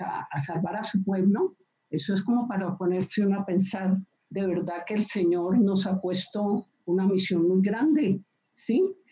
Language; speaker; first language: Spanish; native; Spanish